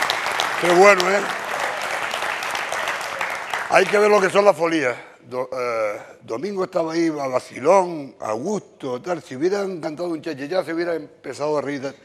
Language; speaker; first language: Spanish; native; Spanish